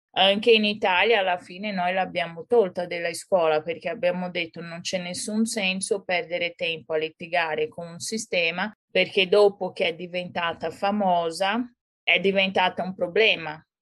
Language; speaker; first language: Italian; non-native, fluent; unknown